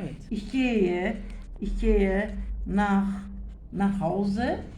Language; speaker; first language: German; non-native, learner; Turkish